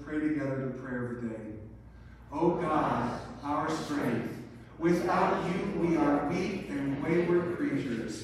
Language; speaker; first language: English; native; English